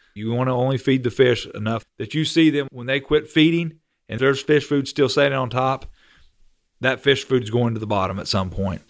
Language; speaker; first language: English; native; English